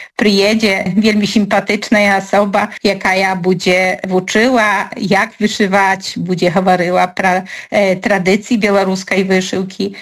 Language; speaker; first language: Belarusian; native; Belarusian